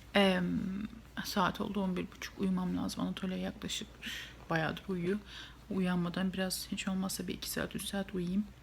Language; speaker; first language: Turkish; native; Turkish